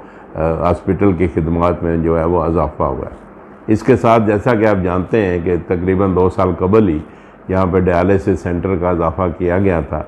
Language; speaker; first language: Hindi; non-native, local second language; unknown